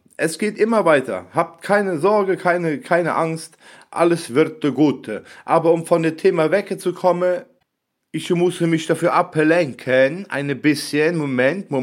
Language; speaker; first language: German; native; German